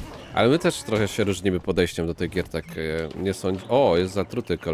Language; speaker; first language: Polish; native; Polish